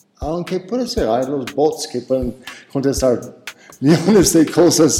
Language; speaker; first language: Spanish; non-native, fluent; English